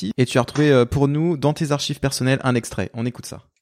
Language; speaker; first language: French; native; French